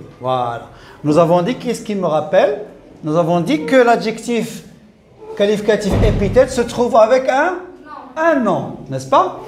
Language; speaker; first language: French; non-native, local second language; Arabic